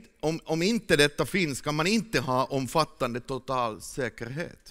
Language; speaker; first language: Swedish; non-native, fluent; Finnish